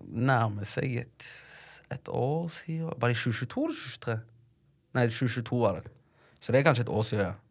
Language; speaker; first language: Norwegian; early bilingual, other home language; Tigrinya